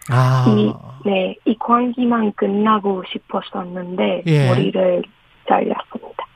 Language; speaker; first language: Korean; non-native, fluent; Persian